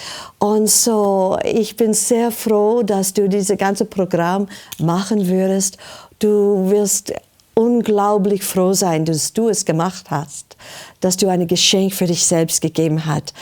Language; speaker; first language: German; non-native, learner; English